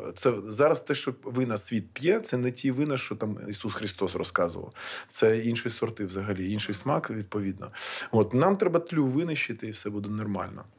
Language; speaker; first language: Ukrainian; non-native, local second language; Russian